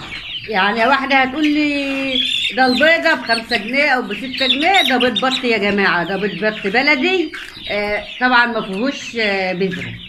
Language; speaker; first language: Arabic; native; Arabic